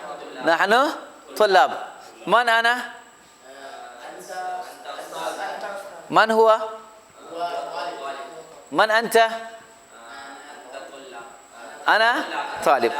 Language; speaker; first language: Arabic; non-native, fluent; Urdu